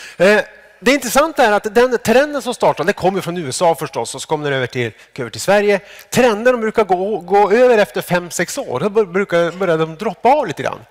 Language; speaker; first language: Swedish; native; Swedish